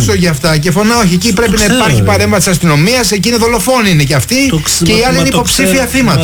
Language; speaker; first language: Greek; native; Greek